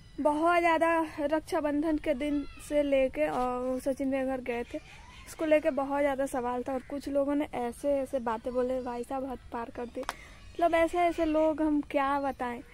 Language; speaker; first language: Hindi; native; Hindi